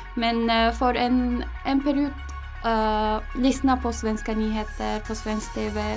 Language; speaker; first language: Swedish; non-native, fluent; Arabic